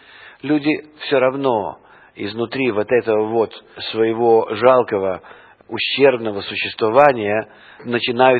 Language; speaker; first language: Russian; non-native, fluent; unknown